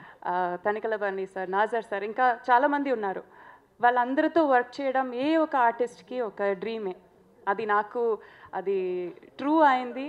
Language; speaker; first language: Telugu; non-native, local second language; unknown